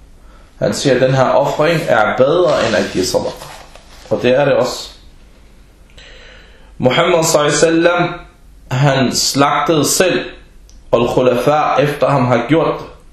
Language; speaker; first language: Danish; early bilingual, other home language; Arabic